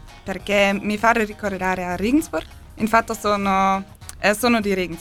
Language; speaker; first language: Italian; non-native, learner; German